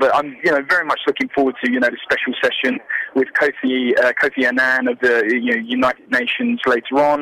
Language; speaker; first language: English; native; English